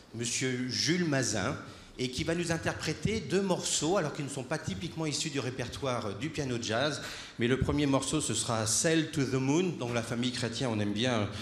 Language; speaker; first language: French; native; French